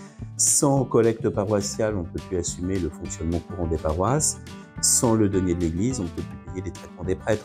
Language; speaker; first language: French; native; French